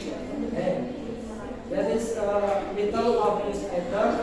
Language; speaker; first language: English; non-native, learner; Indonesian